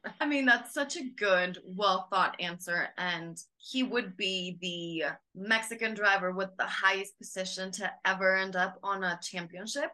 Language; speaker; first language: English; non-native, fluent; Spanish